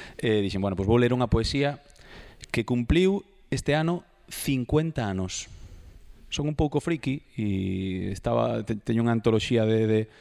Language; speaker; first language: Galician; native; Galician